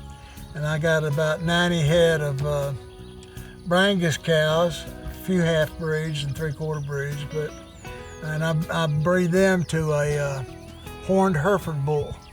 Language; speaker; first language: English; native; English